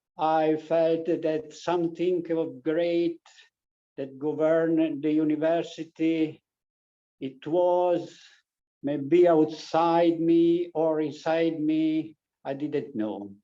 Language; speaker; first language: English; non-native, learner; Italian